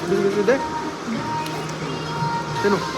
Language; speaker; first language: Kannada; non-native, learner; Hindi